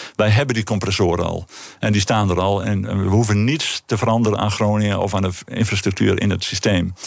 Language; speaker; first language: Dutch; native; Dutch